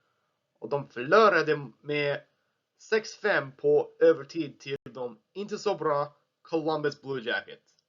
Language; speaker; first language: Swedish; non-native, learner; English